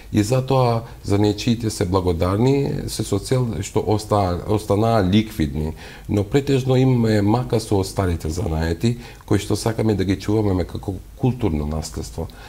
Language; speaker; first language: Macedonian; non-native, local second language; Albanian